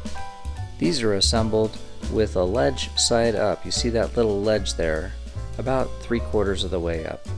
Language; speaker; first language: English; native; English